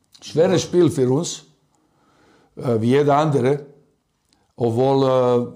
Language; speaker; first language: German; non-native, learner; Serbian